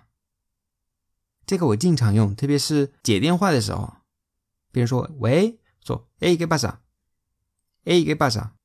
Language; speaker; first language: Chinese; non-native, fluent; Spanish